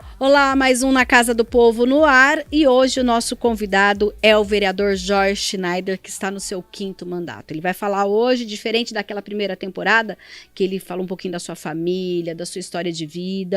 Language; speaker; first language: Portuguese; native; Portuguese